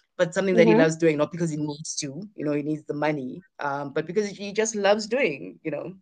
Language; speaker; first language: English; non-native, local second language; Zulu